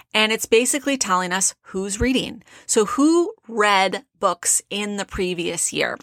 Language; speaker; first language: English; native; English